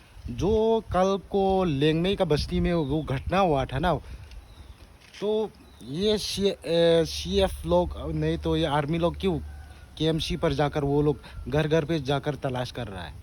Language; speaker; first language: Hindi; non-native, local second language; Thado Chin